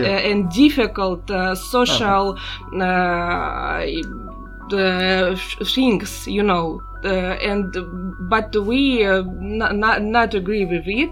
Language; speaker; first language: English; non-native, learner; Russian